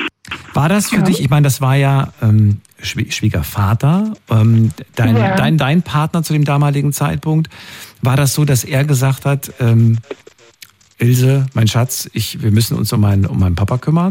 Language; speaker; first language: German; native; German